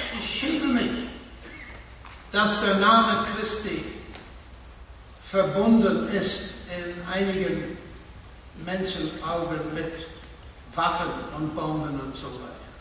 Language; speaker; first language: German; non-native, fluent; English